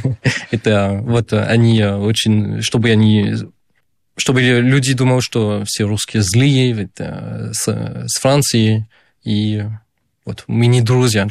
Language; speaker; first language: Russian; non-native, fluent; French